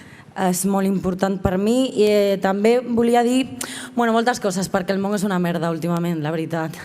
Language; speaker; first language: Catalan; non-native, local second language; Spanish